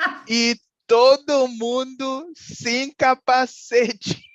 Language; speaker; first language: Portuguese; non-native, fluent; Haitian Creole